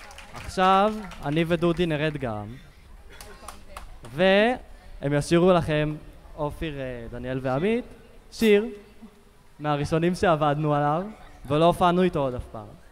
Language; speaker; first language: Hebrew; native; Hebrew